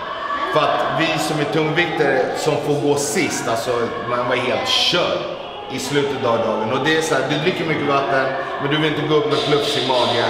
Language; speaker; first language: Swedish; native; Swedish